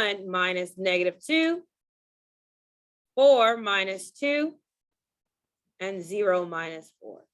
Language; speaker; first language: English; native; English